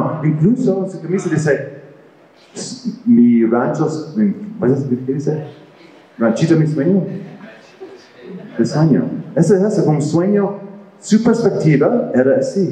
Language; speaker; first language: Spanish; non-native, fluent; English